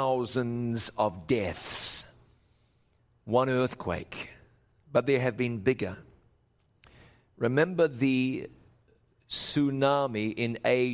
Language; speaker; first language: English; native; English